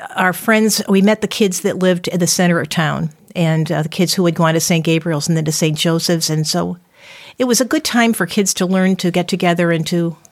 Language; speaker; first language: English; native; English